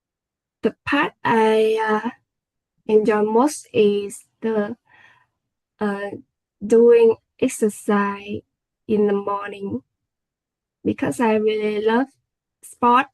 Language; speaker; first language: English; non-native, learner; Vietnamese